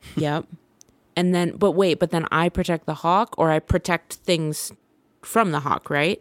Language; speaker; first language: English; native; English